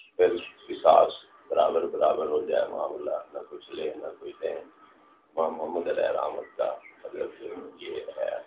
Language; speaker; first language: Urdu; non-native, local second language; Punjabi